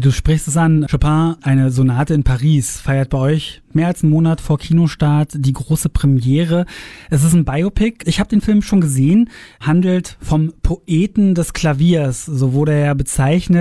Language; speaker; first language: German; native; German